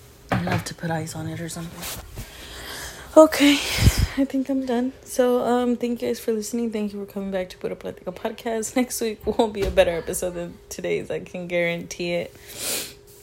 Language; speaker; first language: English; early bilingual, other home language; Spanish